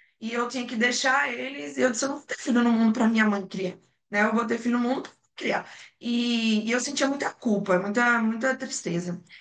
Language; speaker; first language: Portuguese; native; Portuguese